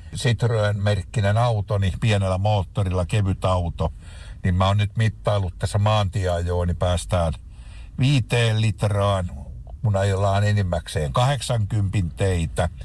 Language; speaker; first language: Finnish; native; Finnish